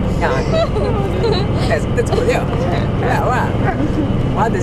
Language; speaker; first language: English; non-native, learner; Hungarian